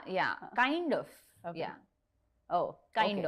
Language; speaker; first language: Telugu; non-native, learner; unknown